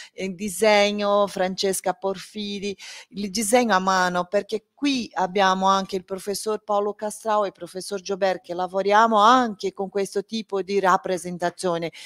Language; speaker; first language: Italian; non-native, learner; Portuguese